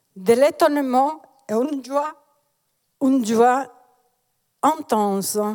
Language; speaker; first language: French; non-native, fluent; Spanish